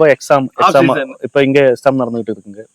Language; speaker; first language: Tamil; native; Tamil